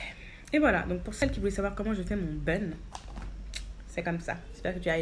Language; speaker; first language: French; native; French